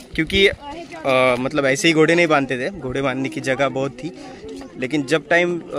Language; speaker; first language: Hindi; non-native, local second language; Marathi